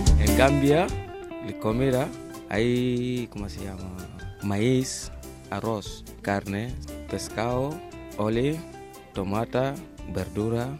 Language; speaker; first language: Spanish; non-native, learner; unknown